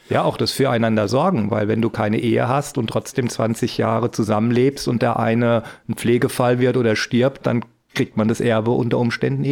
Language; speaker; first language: German; native; German